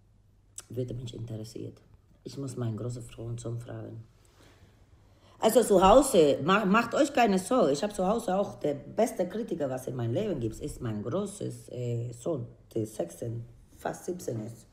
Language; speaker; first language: German; non-native, learner; Spanish